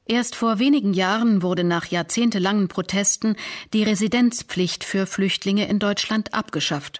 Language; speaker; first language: German; native; German